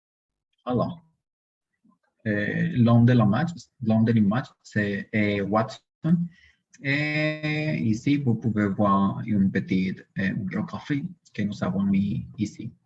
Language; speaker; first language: French; non-native, learner; Spanish